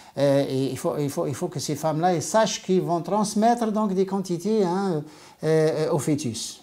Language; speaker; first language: French; non-native, local second language; Arabic